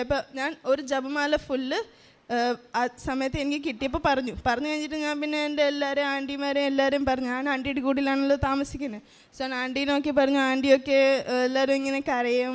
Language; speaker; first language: Malayalam; early bilingual, heritage; Malayalam